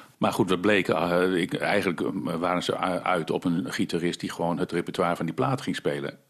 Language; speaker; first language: Dutch; early bilingual, other home language; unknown